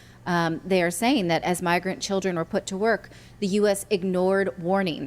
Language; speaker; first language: English; native; English